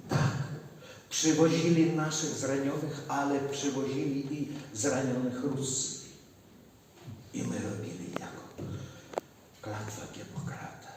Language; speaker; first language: Polish; non-native, learner; Ukrainian